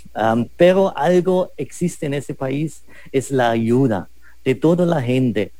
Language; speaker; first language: Spanish; non-native, fluent; German